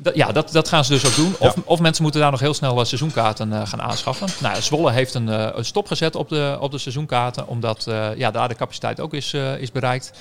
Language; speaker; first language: Dutch; native; Dutch